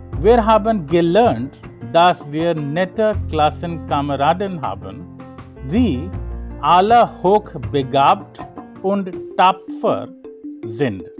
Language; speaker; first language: German; non-native, learner; Hindi